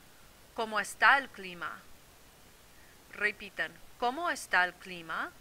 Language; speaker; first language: Spanish; non-native, fluent; English